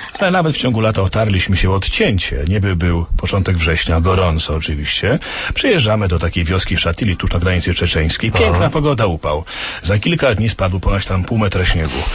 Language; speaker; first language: Polish; native; Polish